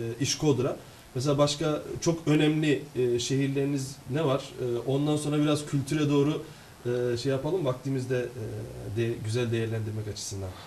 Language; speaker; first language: Turkish; native; Turkish